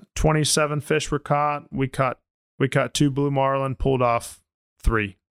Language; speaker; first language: English; native; English